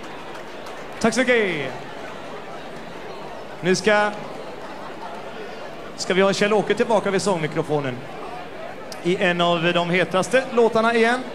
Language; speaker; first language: Swedish; native; Swedish